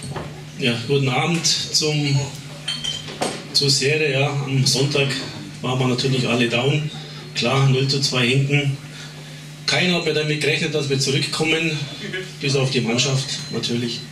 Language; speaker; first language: German; native; German